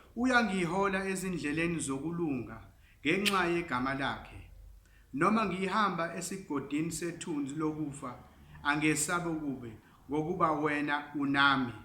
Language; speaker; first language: Zulu; non-native, local second language; English